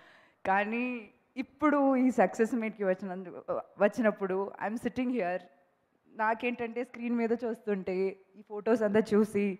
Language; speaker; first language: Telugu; non-native, local second language; Malayalam